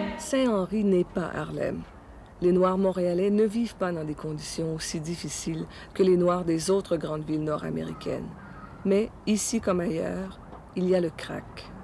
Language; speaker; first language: French; native; French